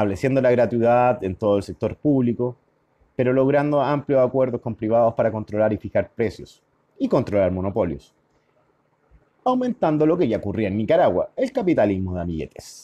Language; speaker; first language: Spanish; native; Spanish